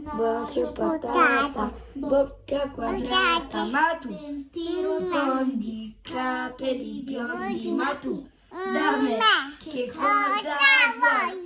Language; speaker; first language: Italian; native; Italian